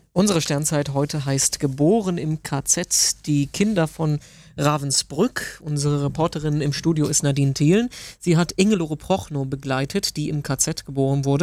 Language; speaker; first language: German; native; German